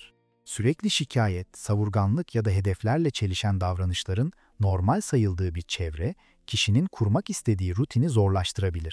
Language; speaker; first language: Turkish; native; Turkish